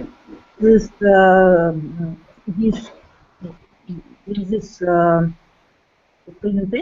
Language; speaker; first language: English; non-native, learner; Russian